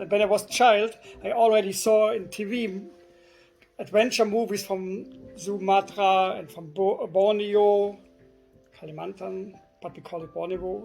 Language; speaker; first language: English; non-native, fluent; German